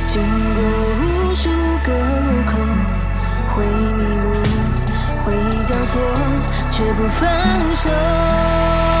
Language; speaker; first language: Chinese; native; Chinese